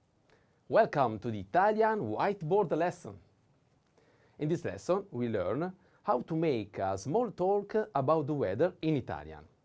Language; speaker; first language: English; non-native, fluent; Italian